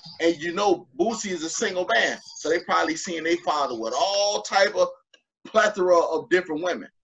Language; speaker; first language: English; native; English